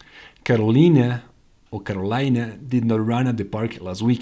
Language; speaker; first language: English; non-native, fluent; Spanish